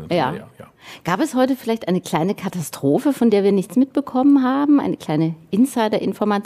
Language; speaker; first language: German; native; German